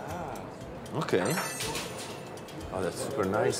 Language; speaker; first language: English; non-native, fluent; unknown